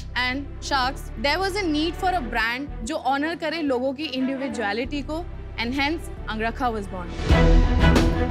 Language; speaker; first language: Hindi; native; Hindi